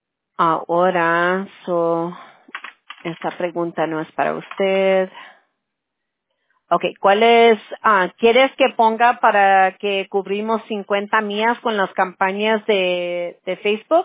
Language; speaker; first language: Spanish; early bilingual, heritage; English